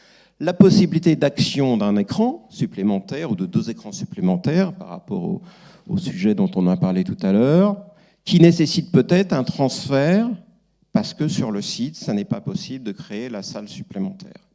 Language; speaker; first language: French; native; French